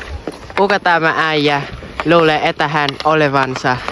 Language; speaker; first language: Finnish; non-native, learner; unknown